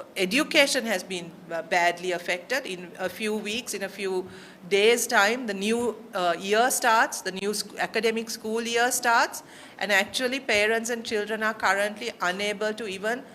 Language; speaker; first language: English; non-native, local second language; Sinhala